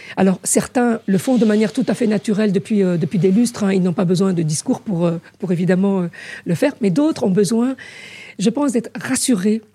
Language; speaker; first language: French; early bilingual, other home language; Arabic